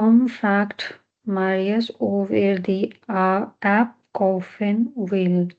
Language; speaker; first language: German; non-native, learner; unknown